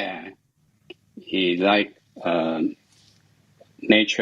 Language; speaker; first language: English; non-native, learner; Chinese